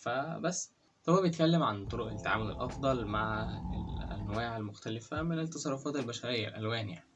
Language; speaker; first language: Arabic; native; Arabic